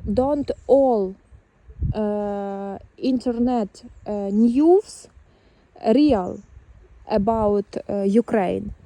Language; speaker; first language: English; non-native, learner; Ukrainian